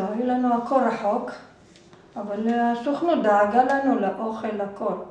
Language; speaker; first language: Hebrew; non-native, fluent; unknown